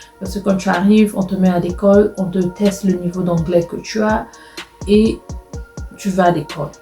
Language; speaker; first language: French; non-native, local second language; Lingala